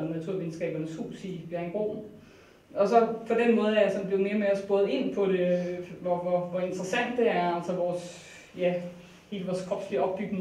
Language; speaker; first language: Danish; native; Danish